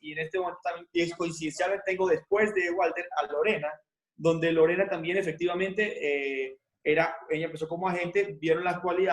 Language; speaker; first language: Spanish; native; Spanish